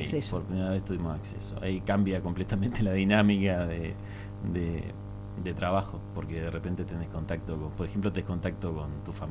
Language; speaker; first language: Spanish; native; Spanish